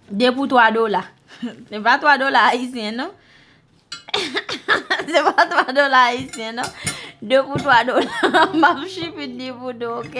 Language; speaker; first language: Haitian Creole; early bilingual, heritage; Haitian Creole